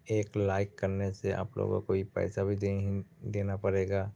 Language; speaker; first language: Hindi; non-native, local second language; Bangla